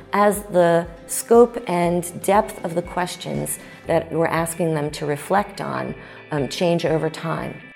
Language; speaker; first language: English; native; English